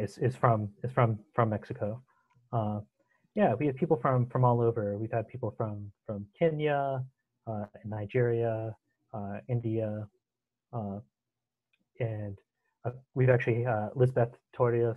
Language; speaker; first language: English; native; English